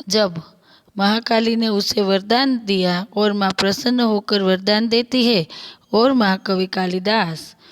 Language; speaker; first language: Hindi; non-native, local second language; Gujarati